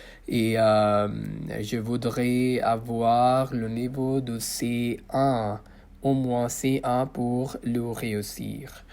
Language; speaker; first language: French; non-native, fluent; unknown